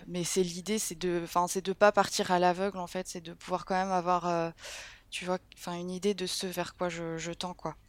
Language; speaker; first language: French; native; French